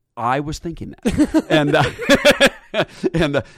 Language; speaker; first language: English; native; English